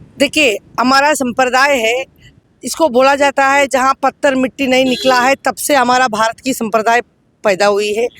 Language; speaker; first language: Hindi; non-native, local second language; Tamil